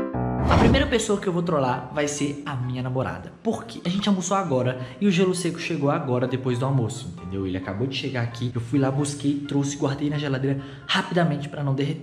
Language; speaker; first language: Portuguese; native; Portuguese